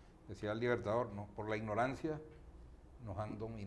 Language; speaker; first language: Spanish; native; Spanish